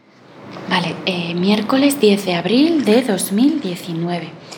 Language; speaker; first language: Spanish; native; Spanish